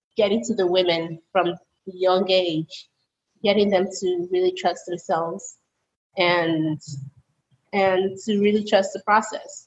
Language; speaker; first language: English; early bilingual, other home language; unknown